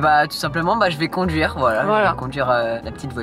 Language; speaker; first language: French; native; French